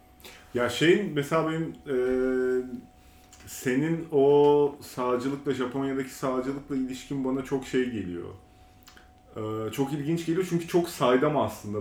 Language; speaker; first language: Turkish; native; Turkish